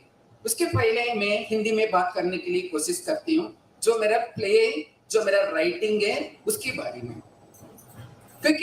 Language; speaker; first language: Hindi; non-native, local second language; Tamil